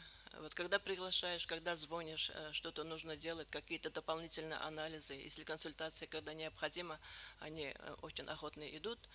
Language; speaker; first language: Russian; native; Russian